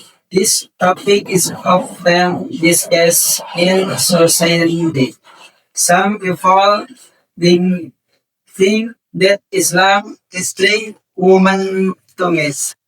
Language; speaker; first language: English; non-native, learner; Indonesian